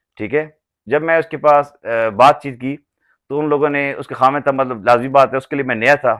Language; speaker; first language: Urdu; non-native, local second language; Punjabi